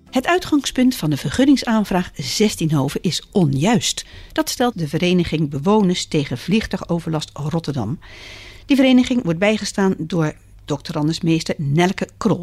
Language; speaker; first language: Dutch; native; Dutch